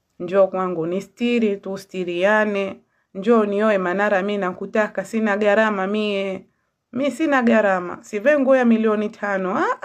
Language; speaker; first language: Swahili; native; Swahili